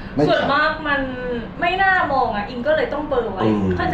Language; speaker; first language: Thai; native; Thai